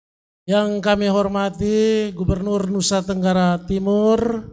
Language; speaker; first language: Indonesian; native; Indonesian